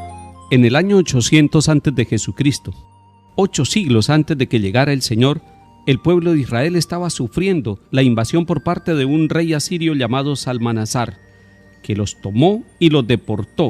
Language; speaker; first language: Spanish; native; Spanish